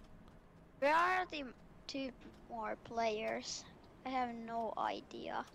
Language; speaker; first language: English; non-native, fluent; Finnish